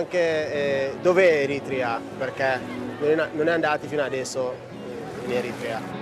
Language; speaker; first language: Italian; non-native, learner; Tigrinya